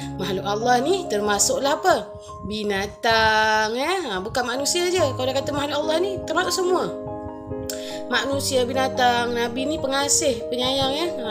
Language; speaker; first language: Malay; native; Malay